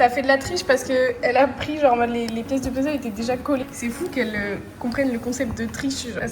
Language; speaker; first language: French; native; French